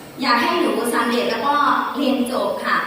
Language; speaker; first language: Thai; non-native, fluent; Burmese